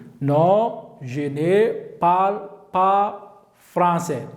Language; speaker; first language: French; non-native, fluent; Turkish